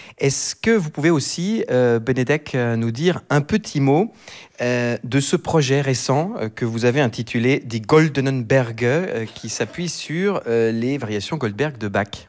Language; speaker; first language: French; native; French